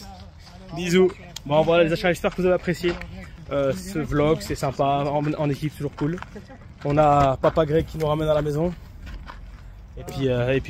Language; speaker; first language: French; native; French